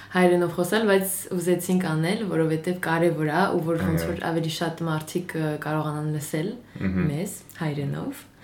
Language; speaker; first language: Armenian; early bilingual, heritage; Armenian